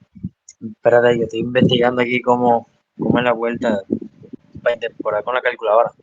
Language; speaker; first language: Spanish; native; Spanish